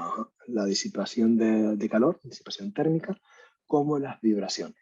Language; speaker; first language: Spanish; native; Spanish